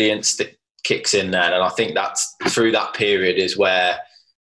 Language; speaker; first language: English; native; English